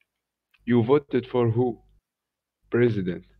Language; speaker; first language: English; non-native, learner; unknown